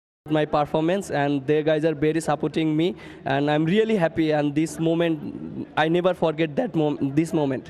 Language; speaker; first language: English; non-native, learner; Bangla